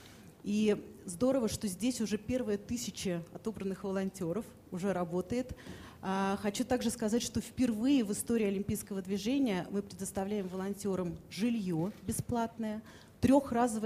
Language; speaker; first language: Russian; native; Russian